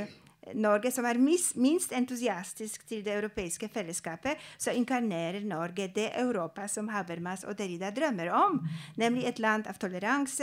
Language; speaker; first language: Norwegian; non-native, fluent; Polish